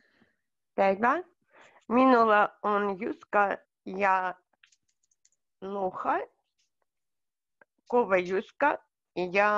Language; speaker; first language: Finnish; non-native, learner; Russian